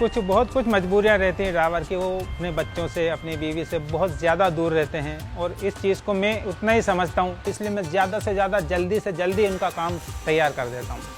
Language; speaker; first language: Hindi; non-native, local second language; Marathi